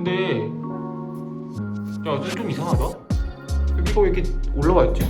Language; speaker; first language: Korean; native; Korean